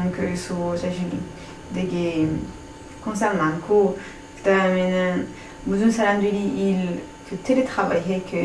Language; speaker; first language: Korean; non-native, learner; French